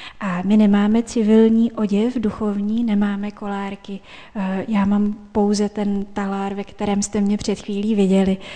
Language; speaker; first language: Czech; native; Czech